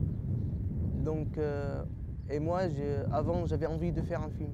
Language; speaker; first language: French; early bilingual, other home language; Arabic